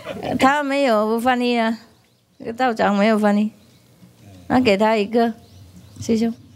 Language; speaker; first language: Chinese; non-native, fluent; Vietnamese